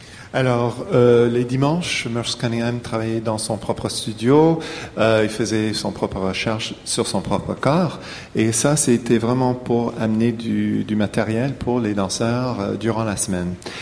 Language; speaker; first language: French; native; French